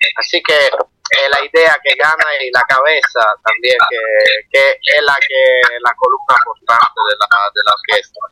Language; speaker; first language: Spanish; non-native, fluent; Italian